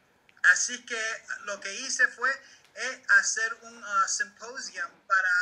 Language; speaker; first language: Spanish; early bilingual, heritage; Spanish